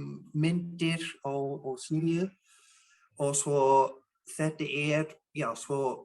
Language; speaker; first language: Icelandic; non-native, learner; English